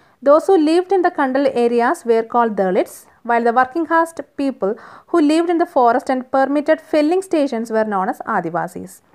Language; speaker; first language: English; non-native, local second language; Malayalam